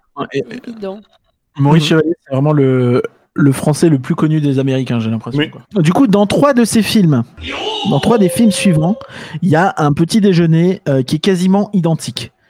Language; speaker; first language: French; native; French